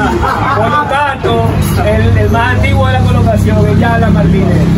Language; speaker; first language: Spanish; native; Spanish